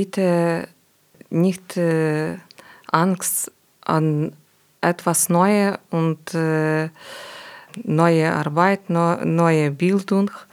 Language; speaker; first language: German; non-native, learner; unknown